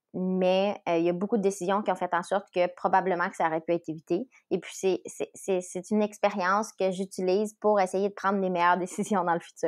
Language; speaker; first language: French; native; French